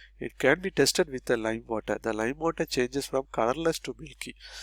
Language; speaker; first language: English; non-native, local second language; Tamil